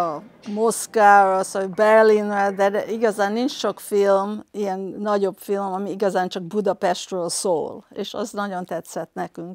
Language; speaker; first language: Hungarian; early bilingual, heritage; Hungarian